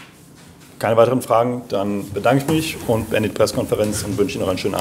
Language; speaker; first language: German; native; German